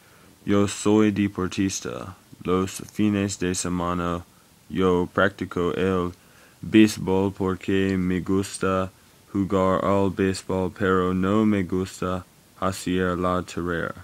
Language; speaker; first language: Spanish; non-native, learner; English